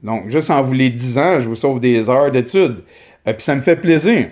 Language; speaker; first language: French; native; French